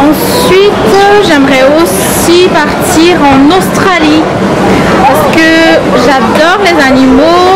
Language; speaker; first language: French; non-native, local second language; Malagasy